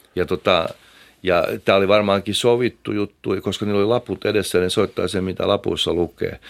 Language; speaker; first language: Finnish; native; Finnish